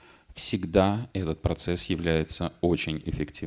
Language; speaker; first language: Russian; native; Russian